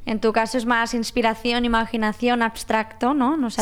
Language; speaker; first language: Spanish; non-native, local second language; Catalan